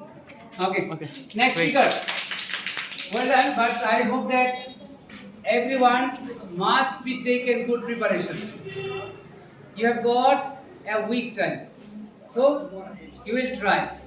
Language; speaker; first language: English; non-native, learner; Bangla